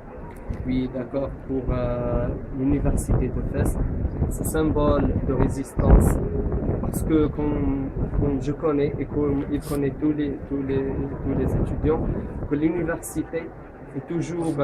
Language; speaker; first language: French; non-native, local second language; Arabic